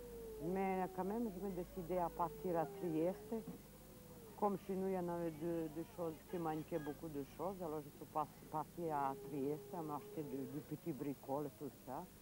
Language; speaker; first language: French; non-native, learner; Serbian